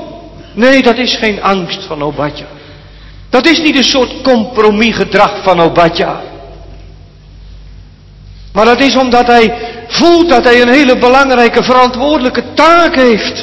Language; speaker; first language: Dutch; native; Dutch